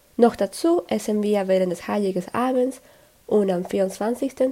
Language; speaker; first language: German; non-native, fluent; Spanish